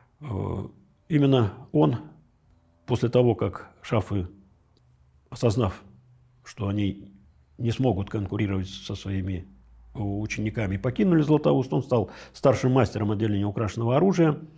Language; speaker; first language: Russian; native; Russian